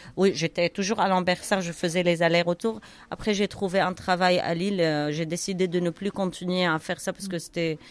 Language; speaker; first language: French; non-native, fluent; Arabic